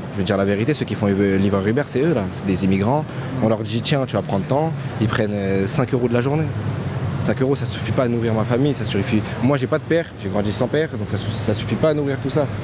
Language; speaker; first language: French; native; French